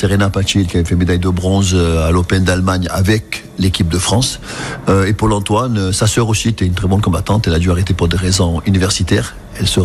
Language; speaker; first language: French; native; French